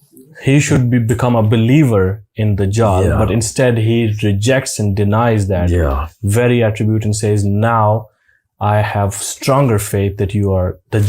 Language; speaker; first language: English; non-native, local second language; Urdu